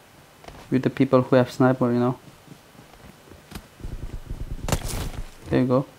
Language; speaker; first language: English; non-native, fluent; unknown